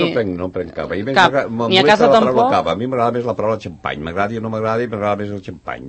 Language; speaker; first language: Catalan; native; Catalan